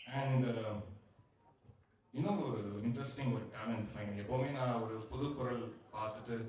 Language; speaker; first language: Tamil; native; Tamil